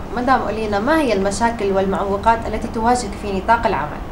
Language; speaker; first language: Arabic; native; Arabic